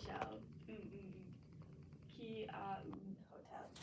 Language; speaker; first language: French; non-native, learner; English